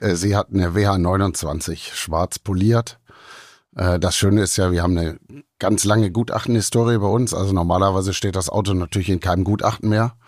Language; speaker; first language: German; native; German